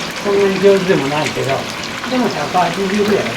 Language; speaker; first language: Japanese; native; Japanese